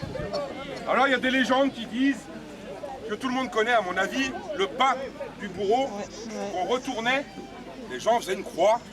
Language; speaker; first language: French; native; French